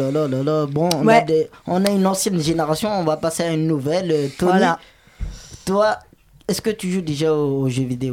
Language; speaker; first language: French; native; French